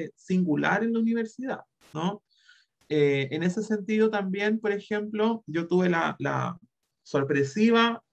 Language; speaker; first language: Spanish; native; Spanish